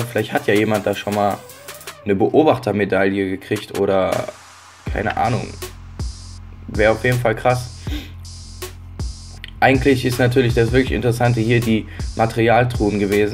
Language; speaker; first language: German; native; German